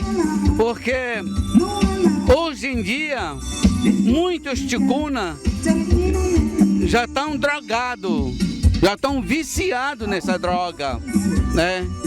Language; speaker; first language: Portuguese; non-native, local second language; Ticuna